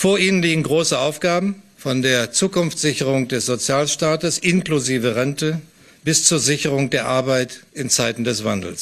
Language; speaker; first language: German; native; German